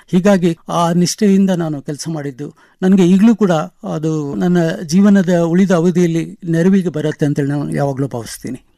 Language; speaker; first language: Kannada; non-native, local second language; Konkani